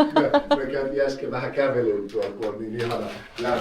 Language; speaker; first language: Finnish; native; Finnish